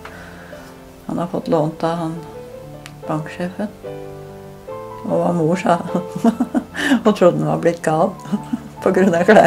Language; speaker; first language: Norwegian; native; Norwegian